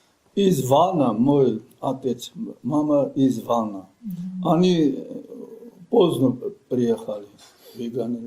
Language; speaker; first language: Russian; non-native, local second language; Armenian